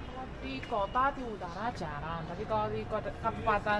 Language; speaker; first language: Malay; non-native, fluent; Chinese